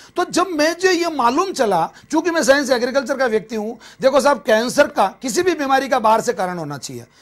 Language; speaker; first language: Hindi; native; Hindi